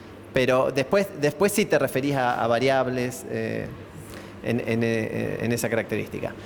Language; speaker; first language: Spanish; native; Spanish